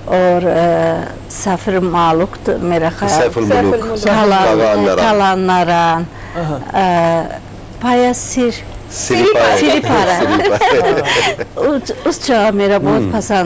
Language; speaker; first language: Hindi; non-native, learner; Turkish